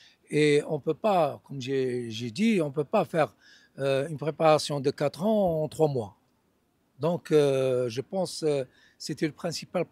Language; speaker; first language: French; non-native, local second language; Arabic